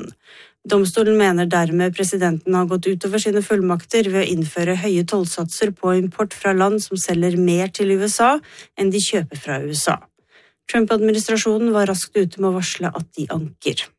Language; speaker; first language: Norwegian; native; Norwegian